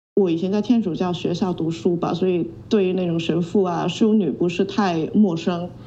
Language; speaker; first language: Chinese; non-native, local second language; Cantonese